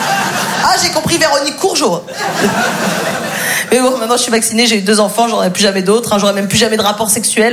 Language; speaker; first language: French; native; French